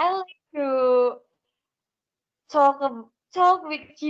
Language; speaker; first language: English; non-native, learner; Indonesian